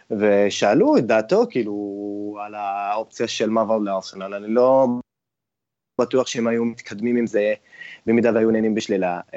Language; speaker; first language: Hebrew; non-native, local second language; Arabic